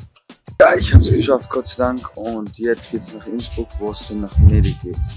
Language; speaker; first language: German; native; German